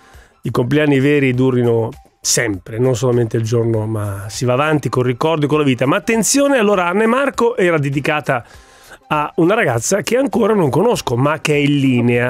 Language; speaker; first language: Italian; native; Italian